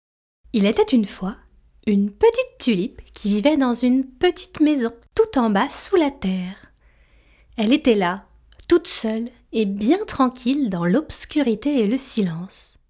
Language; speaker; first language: French; native; French